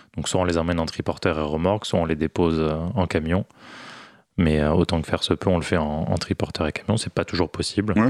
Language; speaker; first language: French; native; French